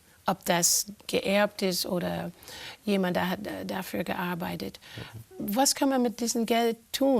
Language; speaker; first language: German; non-native, fluent; English